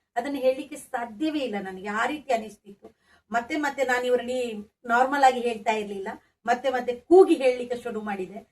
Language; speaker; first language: Kannada; non-native, local second language; Tulu